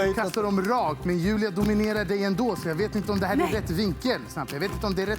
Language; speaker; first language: Swedish; native; Swedish